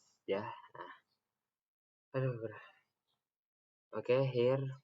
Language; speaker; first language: English; non-native, learner; Indonesian